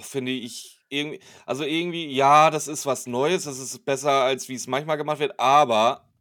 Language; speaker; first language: German; native; German